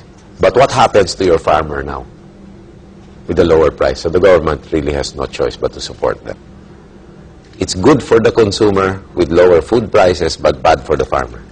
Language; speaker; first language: English; non-native, local second language; Filipino